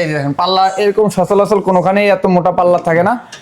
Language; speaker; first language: Bangla; native; Bangla